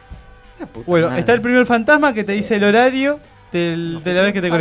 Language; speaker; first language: Spanish; native; Spanish